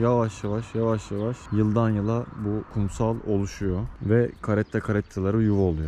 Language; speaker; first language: Turkish; native; Turkish